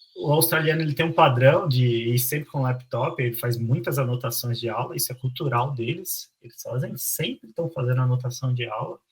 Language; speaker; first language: Portuguese; native; Portuguese